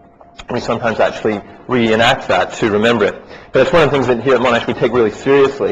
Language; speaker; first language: English; native; English